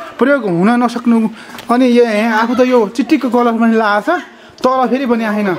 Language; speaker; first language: Nepali; native; Nepali